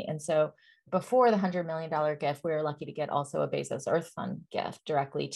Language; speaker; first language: English; native; English